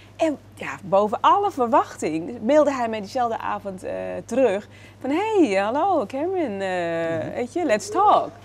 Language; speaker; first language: Dutch; native; Dutch